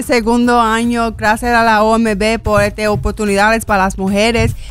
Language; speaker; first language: Spanish; early bilingual, heritage; English